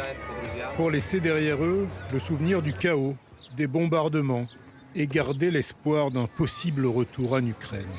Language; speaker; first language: French; native; French